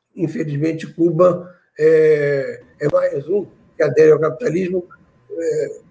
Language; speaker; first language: Portuguese; native; Portuguese